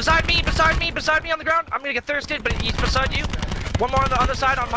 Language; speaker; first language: English; native; English